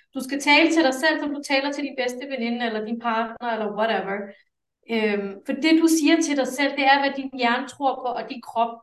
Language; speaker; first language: Danish; early bilingual, other home language; English